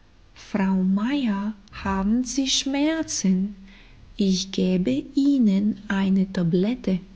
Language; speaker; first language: German; non-native, fluent; Bulgarian